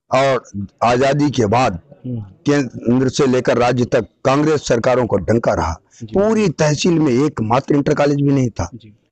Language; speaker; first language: Hindi; native; Hindi